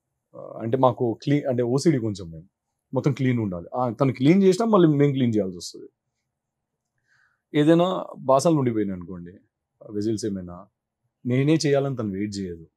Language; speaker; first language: Telugu; native; Telugu